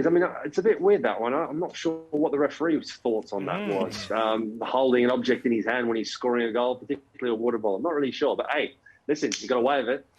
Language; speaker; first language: English; native; English